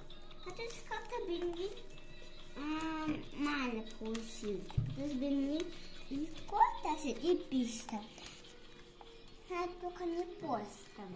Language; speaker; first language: Russian; non-native, local second language; Kazakh